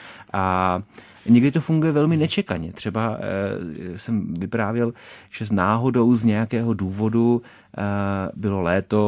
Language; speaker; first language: Czech; native; Czech